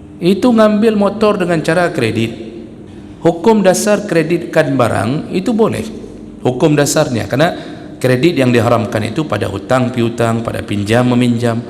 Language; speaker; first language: Malay; non-native, local second language; Achinese